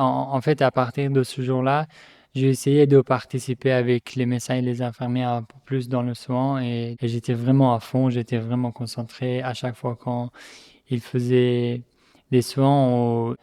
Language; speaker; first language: French; non-native, fluent; Persian